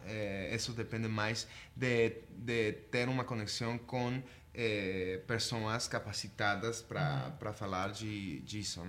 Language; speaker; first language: Portuguese; non-native, fluent; Spanish